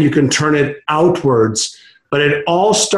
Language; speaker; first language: English; non-native, fluent; Hebrew